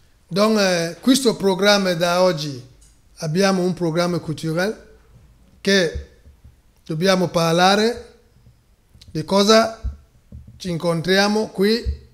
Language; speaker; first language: Italian; non-native, fluent; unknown